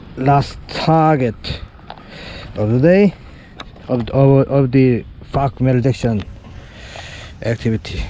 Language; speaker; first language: English; non-native, learner; Korean